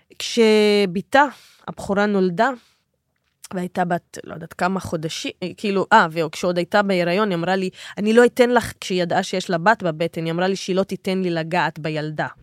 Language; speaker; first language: Hebrew; non-native, local second language; Arabic